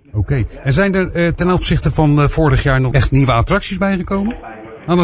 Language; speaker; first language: Dutch; native; Dutch